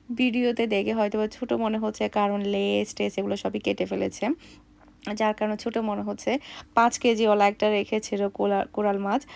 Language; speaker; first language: Bangla; native; Bangla